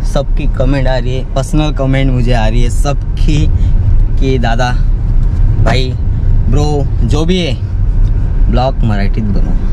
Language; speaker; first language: Hindi; non-native, local second language; Marathi